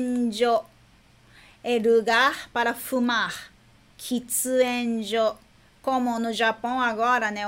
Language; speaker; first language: Portuguese; non-native, fluent; Japanese